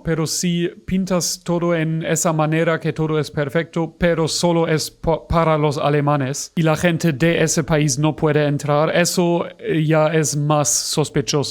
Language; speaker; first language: Spanish; non-native, fluent; German